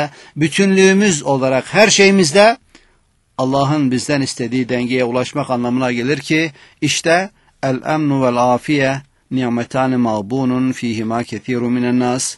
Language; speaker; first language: Turkish; native; Turkish